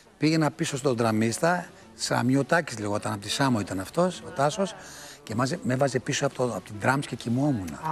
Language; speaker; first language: Greek; early bilingual, other home language; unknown